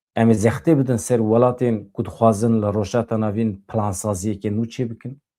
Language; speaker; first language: Kurdish; native; Kurdish